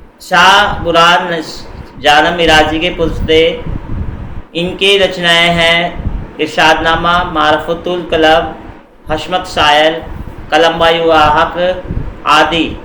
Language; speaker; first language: Hindi; native; Hindi